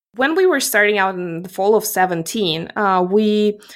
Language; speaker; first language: English; non-native, fluent; Russian